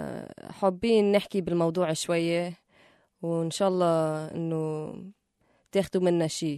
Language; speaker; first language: Arabic; native; Arabic